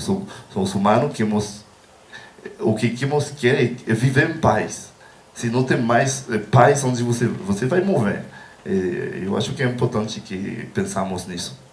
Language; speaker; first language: Portuguese; non-native, learner; Haitian Creole